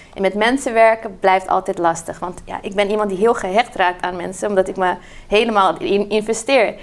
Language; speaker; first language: Dutch; non-native, fluent; Portuguese